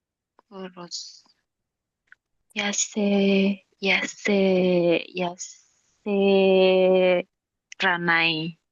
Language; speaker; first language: Japanese; non-native, learner; Indonesian